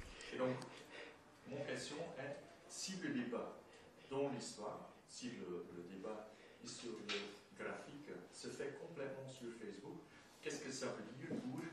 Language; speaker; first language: French; non-native, fluent; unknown